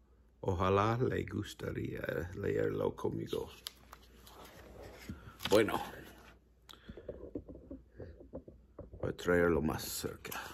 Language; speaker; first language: Spanish; non-native, learner; English